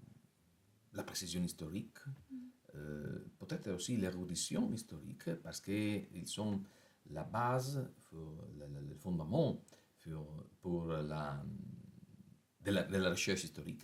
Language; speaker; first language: French; non-native, fluent; Italian